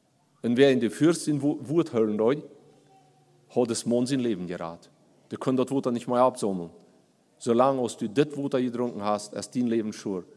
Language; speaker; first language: German; non-native, learner; Plautdietsch